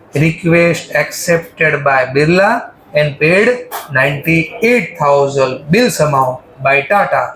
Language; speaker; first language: English; non-native, local second language; Gujarati